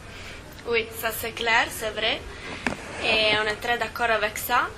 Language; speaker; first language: French; non-native, fluent; Italian